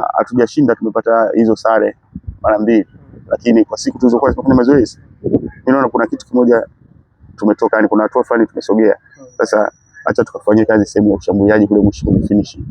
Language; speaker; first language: Swahili; native; Swahili